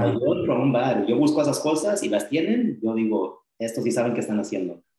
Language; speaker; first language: Spanish; early bilingual, heritage; Spanish